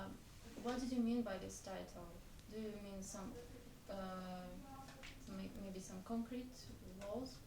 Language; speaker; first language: English; non-native, fluent; Russian